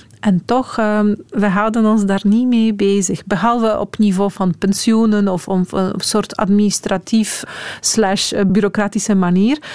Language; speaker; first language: Dutch; non-native, fluent; Polish